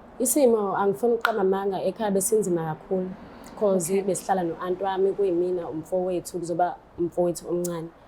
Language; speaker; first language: Zulu; native; Zulu